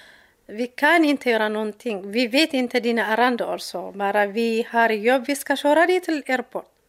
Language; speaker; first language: Swedish; non-native, learner; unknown